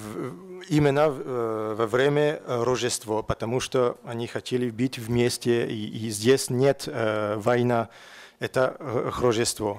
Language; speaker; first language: Russian; non-native, learner; French